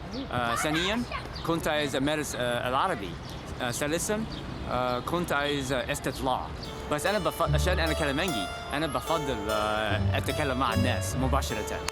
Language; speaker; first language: Arabic; non-native, fluent; English